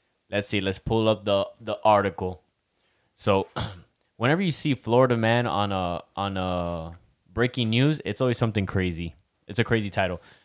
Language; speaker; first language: English; early bilingual, other home language; Spanish